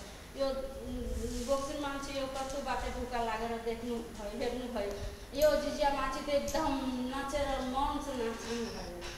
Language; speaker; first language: Nepali; non-native, local second language; Maithili